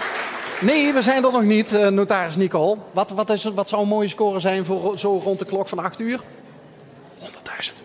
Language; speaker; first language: Dutch; native; Dutch